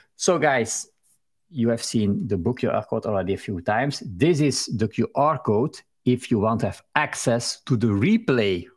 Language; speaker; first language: English; non-native, fluent; Dutch